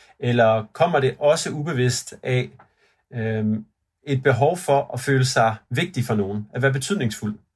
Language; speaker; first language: Danish; native; Danish